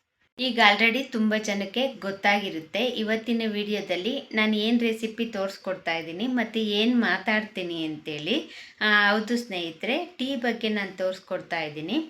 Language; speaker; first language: Kannada; native; Kannada